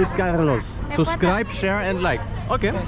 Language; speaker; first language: English; non-native, fluent; German